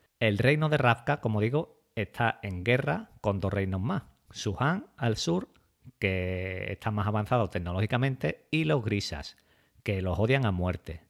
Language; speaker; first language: Spanish; native; Spanish